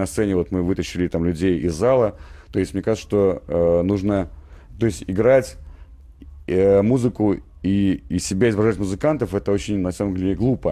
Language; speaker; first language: Russian; native; Russian